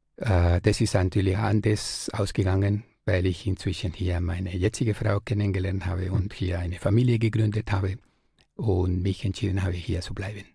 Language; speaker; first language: German; non-native, fluent; Spanish